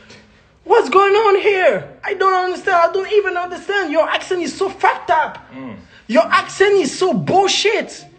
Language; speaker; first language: English; non-native, learner; French